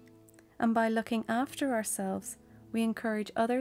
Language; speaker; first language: English; native; English